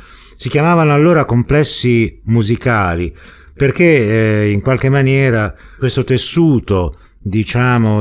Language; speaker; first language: Italian; native; Italian